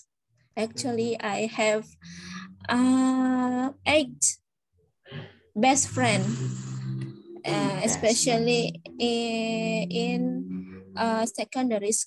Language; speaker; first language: English; non-native, learner; Indonesian